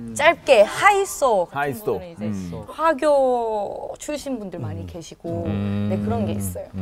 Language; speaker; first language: Korean; non-native, fluent; Thai